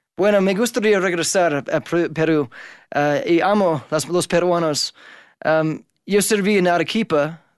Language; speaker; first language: Spanish; non-native, fluent; English